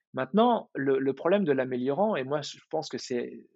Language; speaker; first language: French; native; French